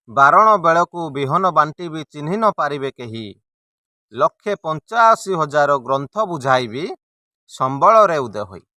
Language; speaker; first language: Odia; native; Odia